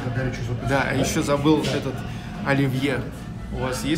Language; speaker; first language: Russian; native; Russian